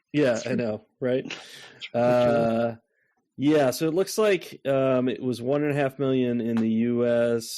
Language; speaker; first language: English; native; English